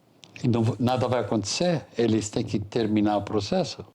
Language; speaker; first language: Portuguese; non-native, fluent; English